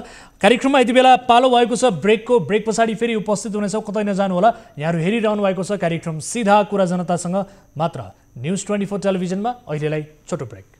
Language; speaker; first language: Nepali; native; Nepali